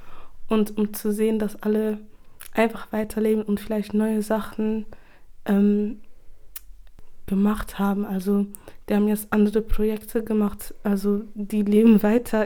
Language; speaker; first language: German; early bilingual, other home language; English